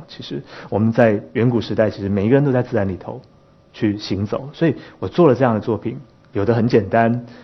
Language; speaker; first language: Chinese; native; Chinese